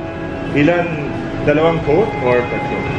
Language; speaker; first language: Filipino; non-native, learner; Arabic